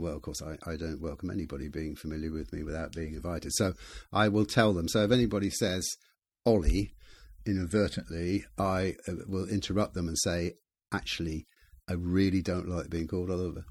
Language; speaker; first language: English; native; English